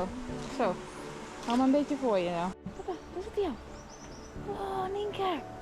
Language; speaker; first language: Dutch; native; Dutch